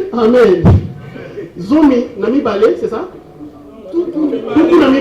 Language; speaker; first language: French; non-native, local second language; Lingala